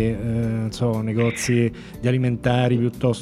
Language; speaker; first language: Italian; native; Italian